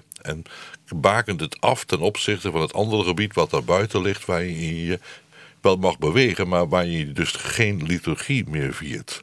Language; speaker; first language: Dutch; native; Dutch